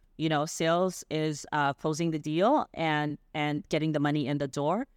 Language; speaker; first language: English; non-native, local second language; Filipino